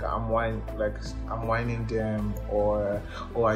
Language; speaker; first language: English; non-native, local second language; Yoruba